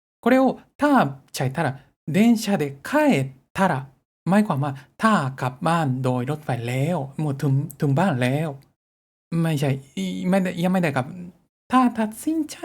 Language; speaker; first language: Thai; non-native, fluent; Japanese